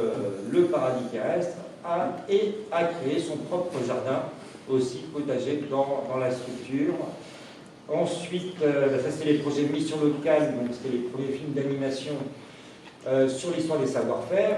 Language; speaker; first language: French; native; French